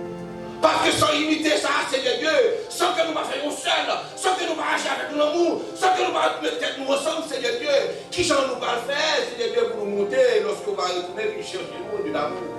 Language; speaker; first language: French; non-native, local second language; Haitian Creole